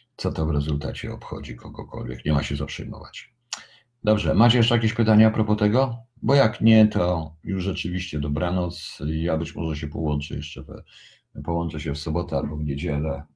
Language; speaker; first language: Polish; native; Polish